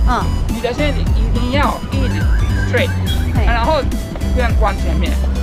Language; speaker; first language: Chinese; non-native, learner; Japanese